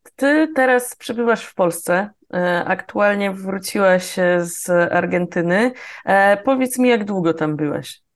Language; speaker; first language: Polish; native; Polish